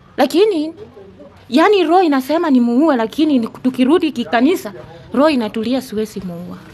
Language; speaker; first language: Swahili; non-native, local second language; Luo (Kenya and Tanzania)